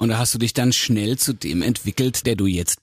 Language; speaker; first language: German; native; German